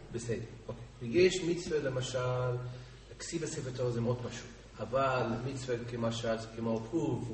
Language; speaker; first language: Hebrew; non-native, learner; English